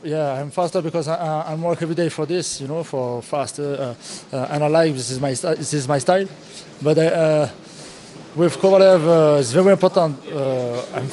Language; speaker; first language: English; non-native, learner; Russian